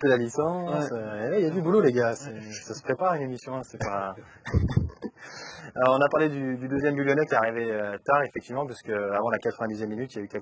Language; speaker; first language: French; native; French